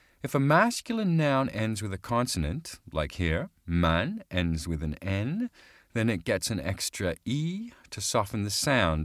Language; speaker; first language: English; native; English